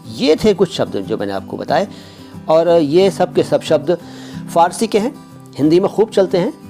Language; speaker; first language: Hindi; native; Hindi